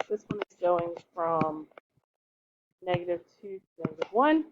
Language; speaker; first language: English; native; English